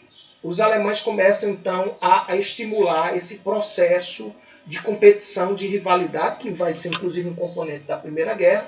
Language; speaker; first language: Portuguese; native; Portuguese